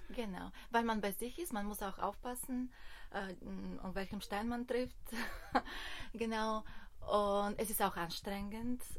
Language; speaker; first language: German; non-native, fluent; Bulgarian